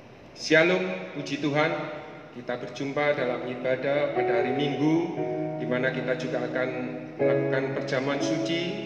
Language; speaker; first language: Malay; native; Malay